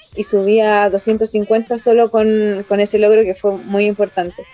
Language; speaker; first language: Spanish; native; Spanish